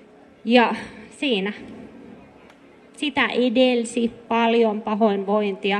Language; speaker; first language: Finnish; native; Finnish